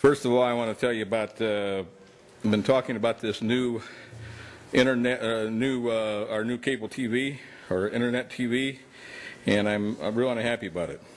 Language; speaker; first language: English; native; English